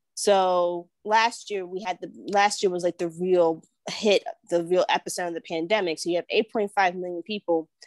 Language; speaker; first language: English; native; English